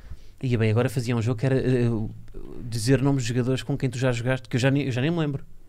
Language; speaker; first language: Portuguese; native; Portuguese